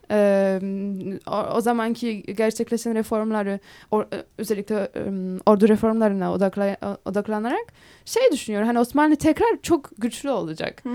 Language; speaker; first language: Turkish; non-native, fluent; Polish